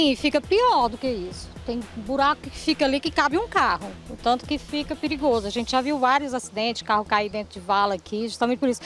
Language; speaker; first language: Portuguese; native; Portuguese